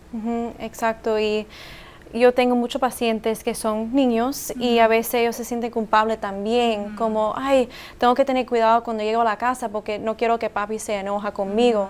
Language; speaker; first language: Spanish; early bilingual, heritage; Spanish